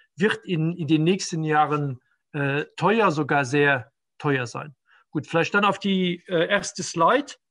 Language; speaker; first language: German; non-native, local second language; Luxembourgish